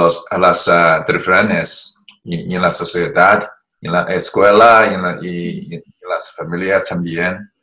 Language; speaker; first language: Spanish; non-native, learner; Chinese